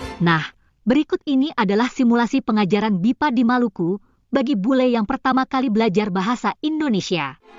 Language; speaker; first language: Indonesian; native; Indonesian